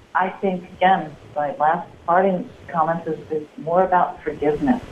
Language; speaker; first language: English; native; English